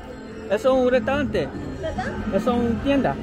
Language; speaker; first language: Spanish; non-native, learner; English